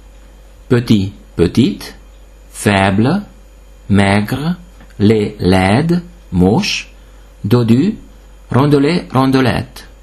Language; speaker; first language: French; non-native, fluent; Hungarian